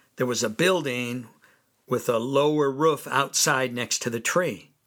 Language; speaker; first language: English; native; English